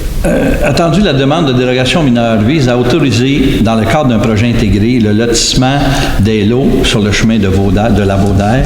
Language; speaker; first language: French; native; French